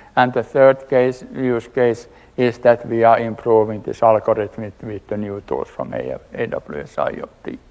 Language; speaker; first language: English; non-native, fluent; Finnish